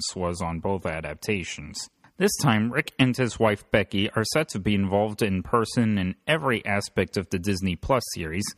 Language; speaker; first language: English; native; English